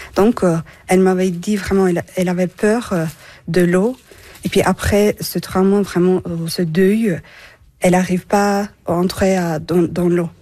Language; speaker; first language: French; non-native, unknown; Turkish